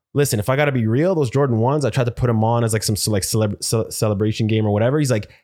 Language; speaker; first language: English; native; English